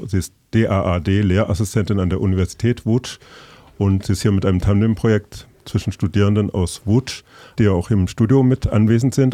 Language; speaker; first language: German; native; German